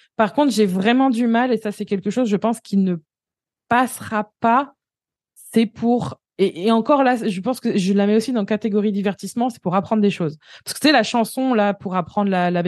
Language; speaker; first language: French; native; French